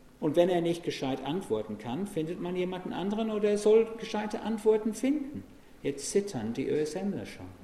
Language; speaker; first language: German; non-native, fluent; English